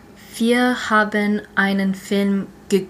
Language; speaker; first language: German; non-native, learner; English